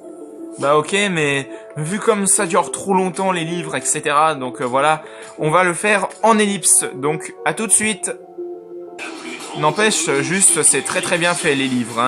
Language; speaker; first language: French; native; French